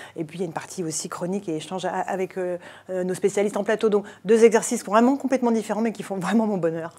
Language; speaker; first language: French; native; French